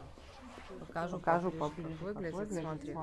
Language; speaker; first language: Russian; native; Russian